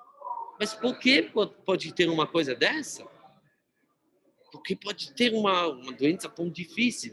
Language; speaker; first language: Portuguese; non-native, fluent; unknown